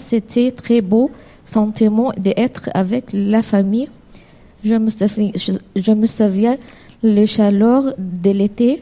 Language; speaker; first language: French; non-native, learner; Arabic